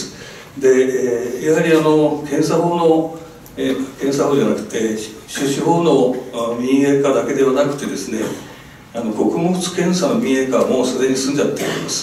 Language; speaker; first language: Japanese; native; Japanese